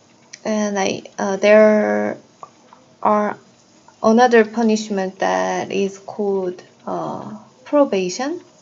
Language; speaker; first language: English; non-native, learner; Korean